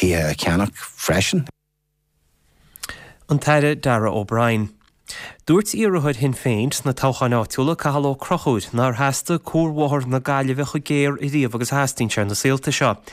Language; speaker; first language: Irish; native; Irish